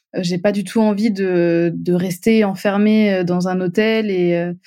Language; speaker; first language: French; native; French